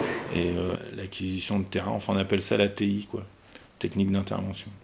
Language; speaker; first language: French; native; French